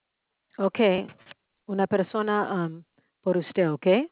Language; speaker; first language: Spanish; non-native, learner; English